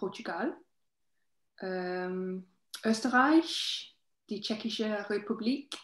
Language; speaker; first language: German; non-native, learner; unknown